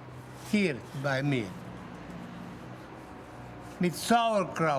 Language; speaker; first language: German; non-native, learner; Hungarian